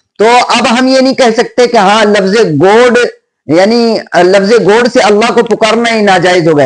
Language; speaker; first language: Urdu; native; Urdu